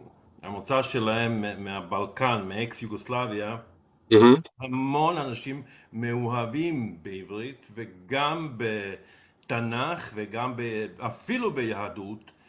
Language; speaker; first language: Hebrew; non-native, fluent; Serbian